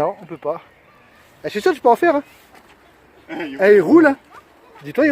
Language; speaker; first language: French; native; French